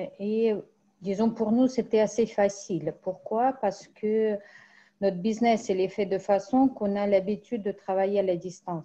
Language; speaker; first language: French; non-native, fluent; Russian